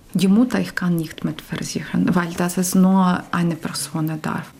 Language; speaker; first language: German; non-native, learner; Ukrainian